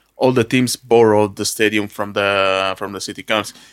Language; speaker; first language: English; non-native, fluent; Italian